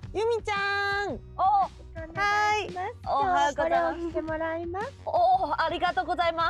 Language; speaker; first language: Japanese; non-native, learner; Chinese